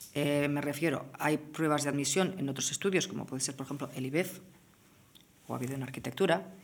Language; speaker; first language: Spanish; native; Spanish